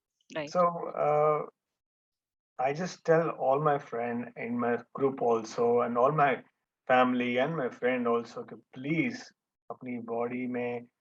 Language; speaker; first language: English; non-native, local second language; Hindi